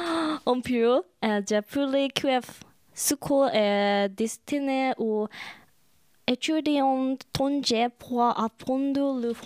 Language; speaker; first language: French; non-native, learner; Japanese